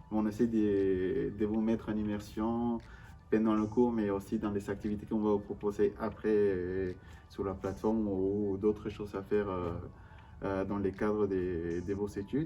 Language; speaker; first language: French; non-native, fluent; Spanish